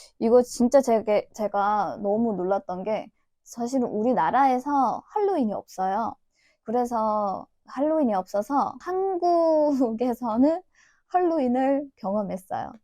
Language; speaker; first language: Korean; non-native, fluent; Turkish